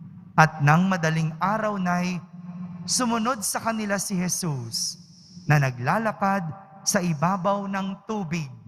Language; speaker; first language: Filipino; native; Filipino